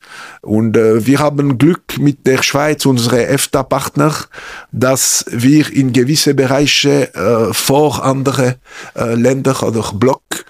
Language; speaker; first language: German; non-native, local second language; French